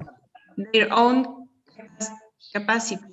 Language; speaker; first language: English; non-native, learner; Spanish